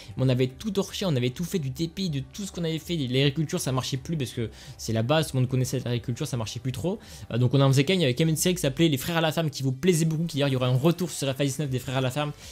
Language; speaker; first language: French; native; French